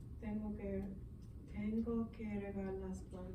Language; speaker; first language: Spanish; non-native, learner; English